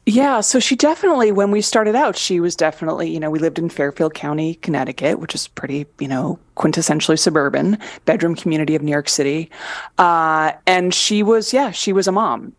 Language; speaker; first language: English; native; English